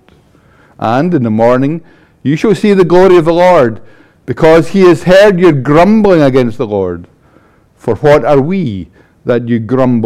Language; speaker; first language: English; native; English